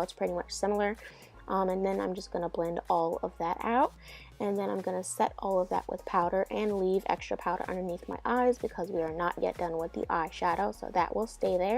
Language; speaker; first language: English; native; English